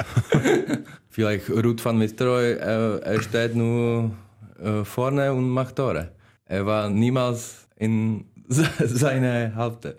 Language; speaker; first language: German; non-native, learner; Czech